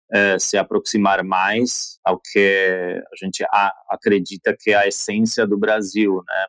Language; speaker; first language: Portuguese; non-native, fluent; Slovak